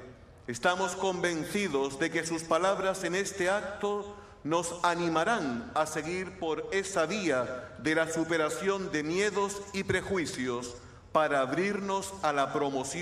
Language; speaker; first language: Spanish; native; Spanish